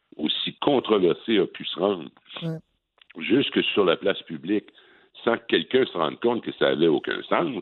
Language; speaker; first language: French; native; French